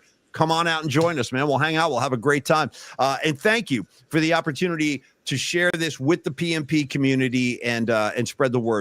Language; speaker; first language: English; native; English